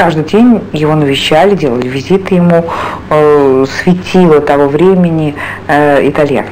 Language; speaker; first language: Russian; native; Russian